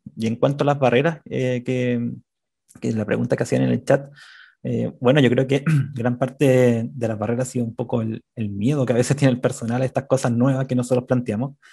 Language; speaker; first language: Spanish; native; Spanish